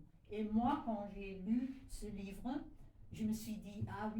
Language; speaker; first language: French; non-native, fluent; Dutch